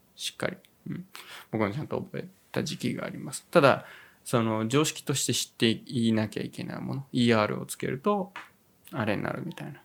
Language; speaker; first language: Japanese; native; Japanese